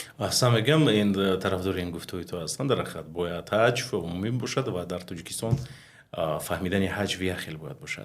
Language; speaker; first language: Tajik; native; Tajik